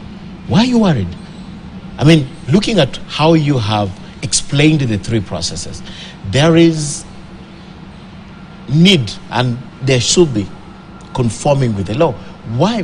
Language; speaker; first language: English; non-native, local second language; Swahili